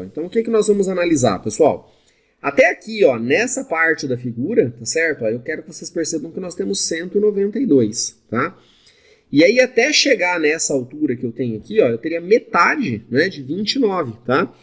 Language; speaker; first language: Portuguese; native; Portuguese